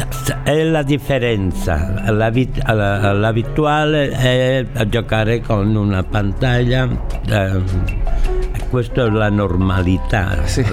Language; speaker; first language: Italian; non-native, learner; Catalan